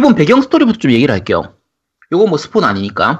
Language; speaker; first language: Korean; native; Korean